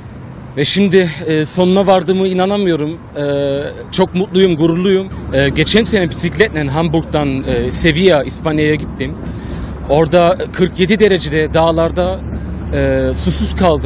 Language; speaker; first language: Turkish; early bilingual, heritage; Turkish